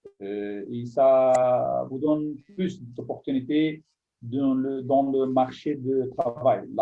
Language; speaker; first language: French; non-native, local second language; Arabic